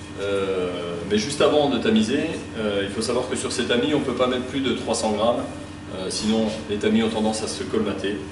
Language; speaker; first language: French; native; French